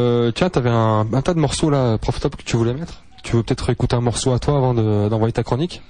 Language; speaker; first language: French; native; French